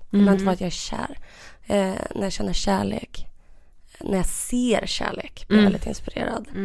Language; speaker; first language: Swedish; native; Swedish